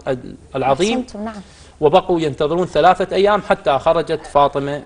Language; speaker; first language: Arabic; native; Arabic